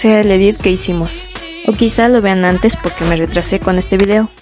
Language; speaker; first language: Spanish; native; Spanish